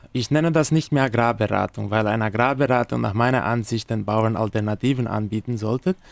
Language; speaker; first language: German; non-native, fluent; Portuguese